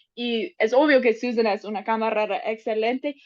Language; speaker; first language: Spanish; non-native, learner; English